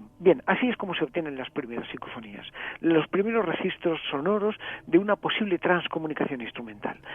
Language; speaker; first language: Spanish; native; Spanish